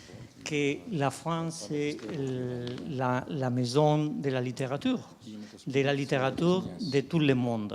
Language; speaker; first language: French; non-native, fluent; Spanish